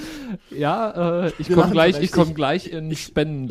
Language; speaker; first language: German; native; German